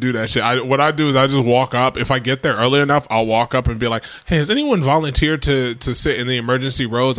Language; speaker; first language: English; native; English